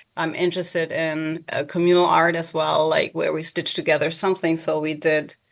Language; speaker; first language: English; non-native, fluent; German